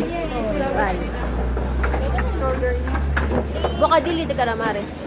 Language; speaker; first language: Spanish; non-native, learner; Filipino